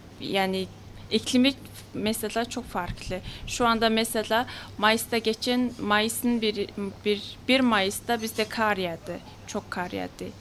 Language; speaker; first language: Turkish; non-native, fluent; Mongolian